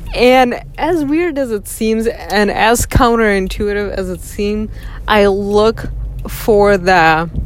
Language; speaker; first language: English; non-native, fluent; Russian